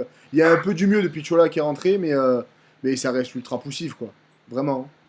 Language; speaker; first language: French; native; French